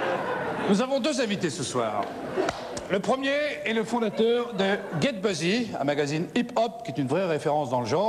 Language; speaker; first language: French; native; French